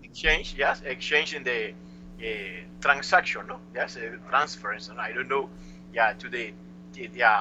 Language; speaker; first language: English; non-native, learner; Spanish